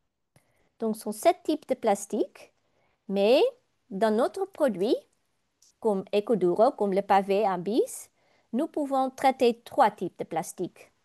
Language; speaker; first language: French; non-native, learner; Dutch